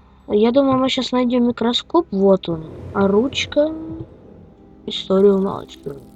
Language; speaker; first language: Russian; native; Russian